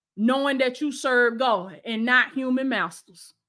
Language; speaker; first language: English; native; English